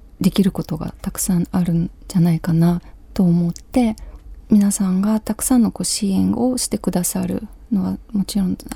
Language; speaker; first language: Japanese; non-native, fluent; Ukrainian